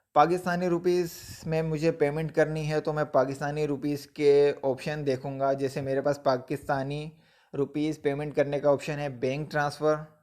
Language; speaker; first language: Hindi; non-native, local second language; Punjabi